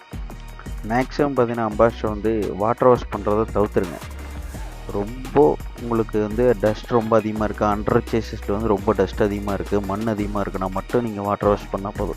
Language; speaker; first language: Tamil; native; Tamil